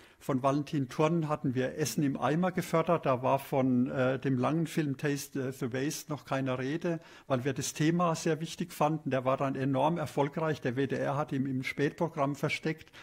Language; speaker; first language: German; native; German